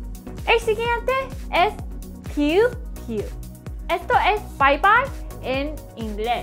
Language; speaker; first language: Spanish; non-native, learner; Korean